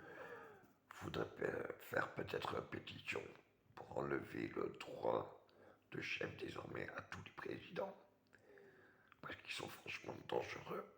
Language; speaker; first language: French; native; French